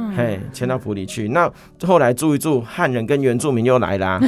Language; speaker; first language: Chinese; native; Chinese